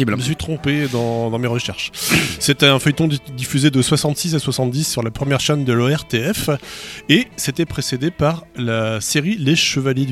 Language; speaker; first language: French; native; French